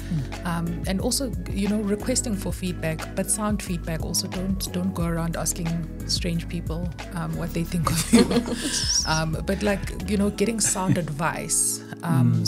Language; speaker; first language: English; non-native, local second language; Zulu